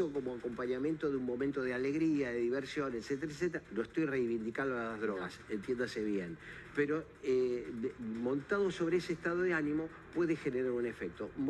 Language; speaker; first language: Spanish; native; Spanish